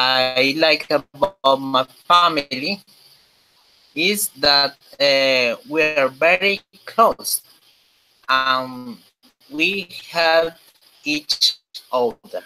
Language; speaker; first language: English; non-native, learner; Spanish